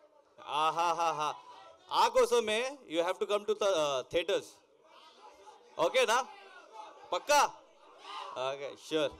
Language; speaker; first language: Telugu; non-native, local second language; Urdu